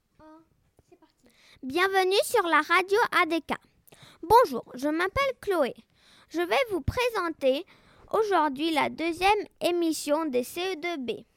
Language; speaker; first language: French; non-native, learner; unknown